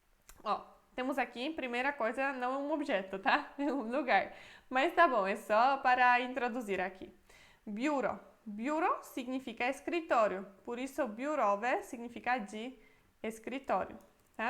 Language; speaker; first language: Portuguese; non-native, fluent; Polish